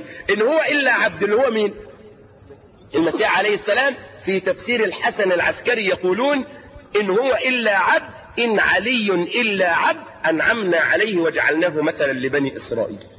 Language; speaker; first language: Arabic; native; Arabic